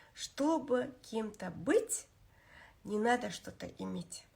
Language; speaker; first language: Russian; non-native, local second language; Kazakh